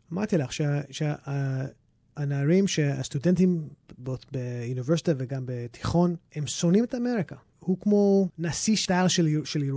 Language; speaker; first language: Hebrew; early bilingual, heritage; English